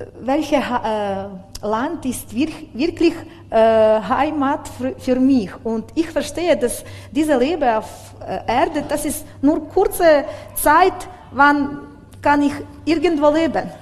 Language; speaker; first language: German; non-native, learner; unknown